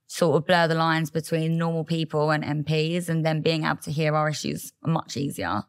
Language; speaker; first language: English; native; English